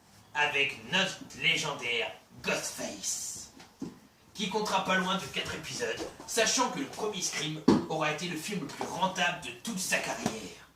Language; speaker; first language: French; native; French